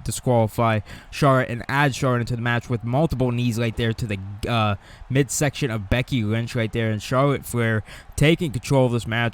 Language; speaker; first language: English; native; English